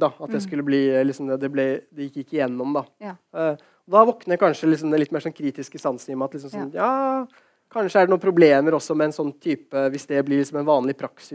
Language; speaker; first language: Norwegian; native; Norwegian